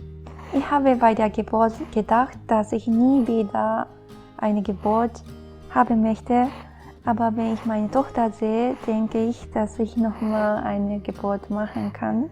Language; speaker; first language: German; non-native, fluent; Japanese